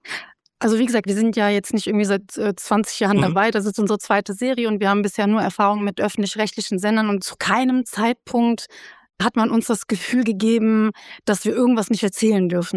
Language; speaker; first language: German; native; German